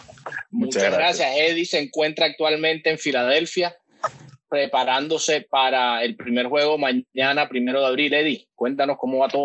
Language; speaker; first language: Spanish; native; Spanish